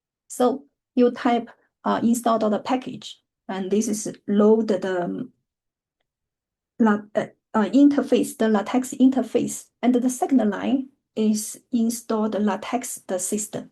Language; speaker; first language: English; non-native, fluent; Chinese